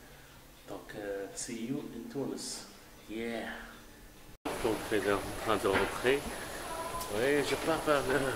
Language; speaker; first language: French; non-native, local second language; Arabic